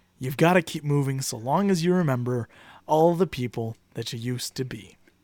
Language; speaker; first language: English; early bilingual, other home language; Spanish